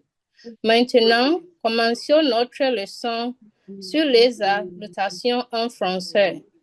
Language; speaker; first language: French; non-native, learner; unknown